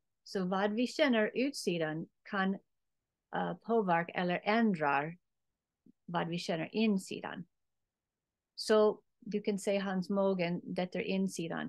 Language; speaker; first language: Swedish; non-native, learner; English